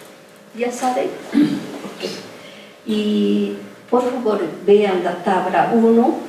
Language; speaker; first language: Spanish; non-native, fluent; Japanese